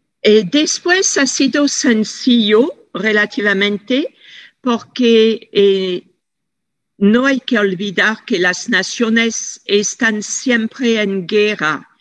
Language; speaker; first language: Spanish; non-native, fluent; French